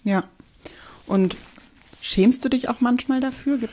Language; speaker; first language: German; native; German